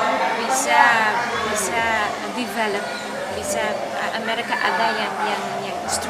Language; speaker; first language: Indonesian; non-native, learner; Dutch